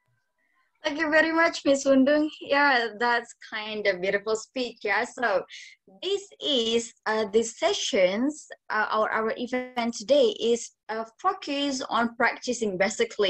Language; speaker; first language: English; non-native, fluent; Indonesian